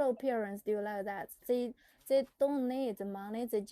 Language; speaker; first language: English; non-native, learner; Chinese